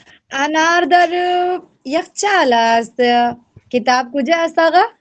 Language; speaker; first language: Persian; non-native, learner; Urdu